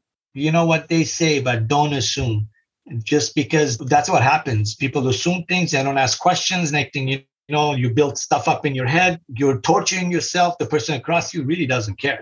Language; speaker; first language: English; non-native, fluent; Arabic